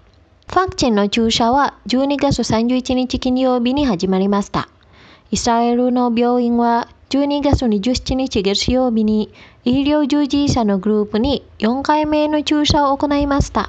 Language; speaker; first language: Japanese; non-native, fluent; Indonesian